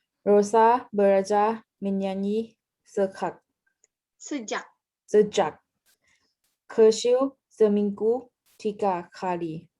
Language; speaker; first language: Indonesian; non-native, learner; Thai